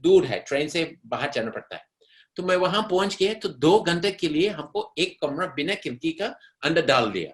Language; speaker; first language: Hindi; non-native, fluent; English